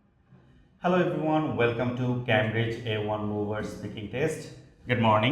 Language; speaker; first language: English; non-native, fluent; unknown